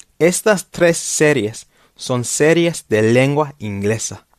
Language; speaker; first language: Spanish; non-native, fluent; English